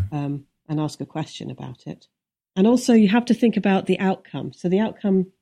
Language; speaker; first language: English; native; English